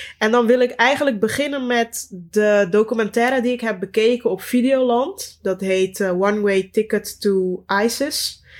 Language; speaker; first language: Dutch; early bilingual, other home language; Turkish